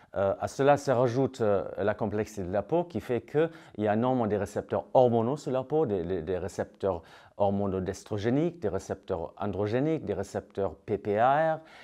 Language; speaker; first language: French; native; French